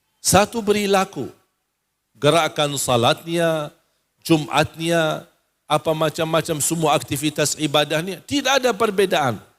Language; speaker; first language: Malay; non-native, fluent; Arabic